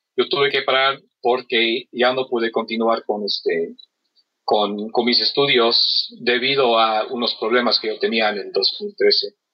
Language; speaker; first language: Spanish; non-native, fluent; English